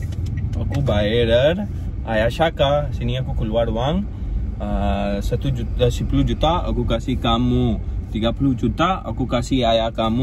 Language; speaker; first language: Indonesian; non-native, learner; Urdu